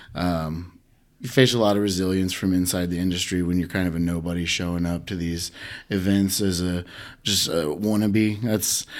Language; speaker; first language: English; native; English